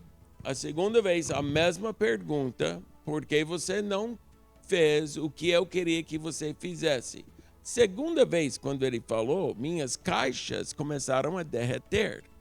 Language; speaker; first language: Portuguese; non-native, local second language; English